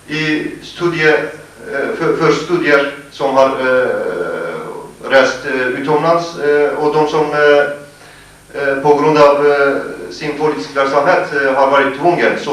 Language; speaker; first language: Swedish; non-native, fluent; Kurdish